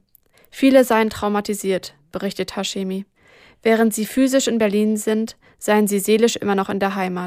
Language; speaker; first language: German; native; German